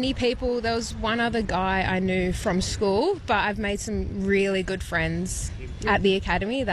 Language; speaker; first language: English; native; English